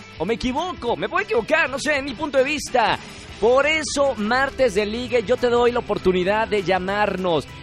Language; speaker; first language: Spanish; native; Spanish